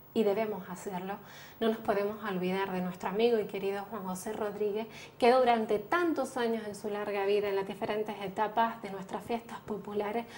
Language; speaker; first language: Spanish; native; Spanish